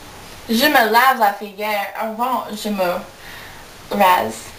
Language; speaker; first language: French; non-native, learner; English